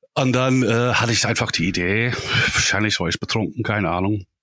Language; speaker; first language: German; non-native, fluent; English